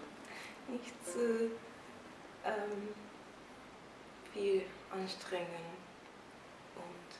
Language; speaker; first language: German; non-native, fluent; Japanese